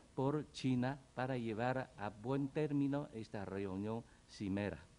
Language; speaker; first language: Spanish; non-native, fluent; Chinese